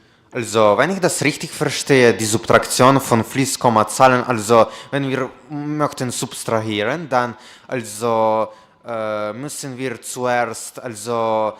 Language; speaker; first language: German; non-native, learner; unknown